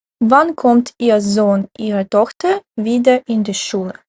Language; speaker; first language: German; non-native, fluent; Ukrainian